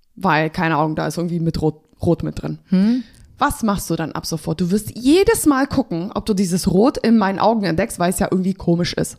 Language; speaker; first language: German; early bilingual, other home language; Polish